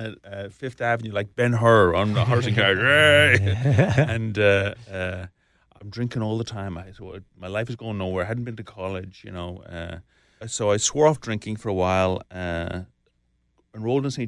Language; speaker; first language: English; native; English